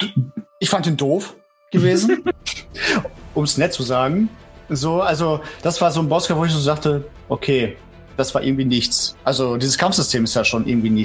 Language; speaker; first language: German; native; German